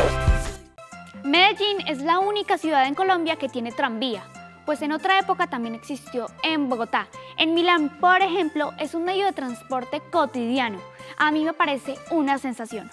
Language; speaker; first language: Spanish; native; Spanish